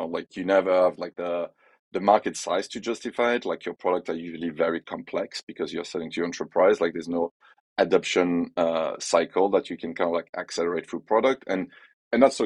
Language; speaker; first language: English; non-native, fluent; French